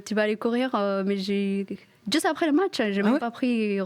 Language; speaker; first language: French; non-native, fluent; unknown